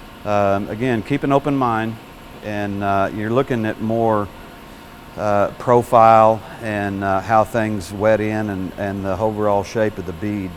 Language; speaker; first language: English; native; English